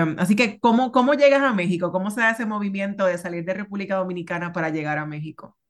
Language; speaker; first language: Spanish; native; Spanish